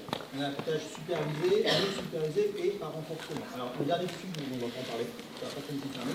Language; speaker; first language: French; native; French